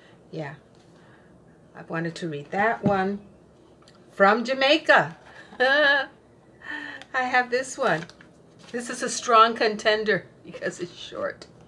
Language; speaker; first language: English; non-native, fluent; Spanish